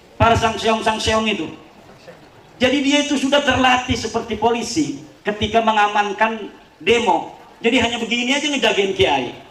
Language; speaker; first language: Indonesian; non-native, local second language; Javanese